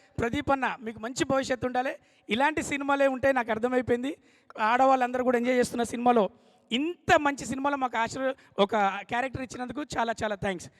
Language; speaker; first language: Telugu; native; Telugu